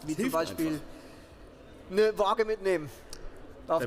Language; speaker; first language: German; native; German